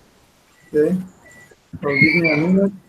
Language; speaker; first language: English; non-native, fluent; Spanish